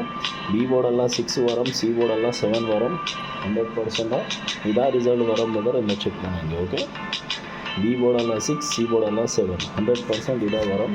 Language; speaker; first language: Tamil; non-native, local second language; Kannada